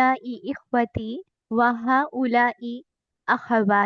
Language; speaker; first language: Arabic; non-native, learner; Urdu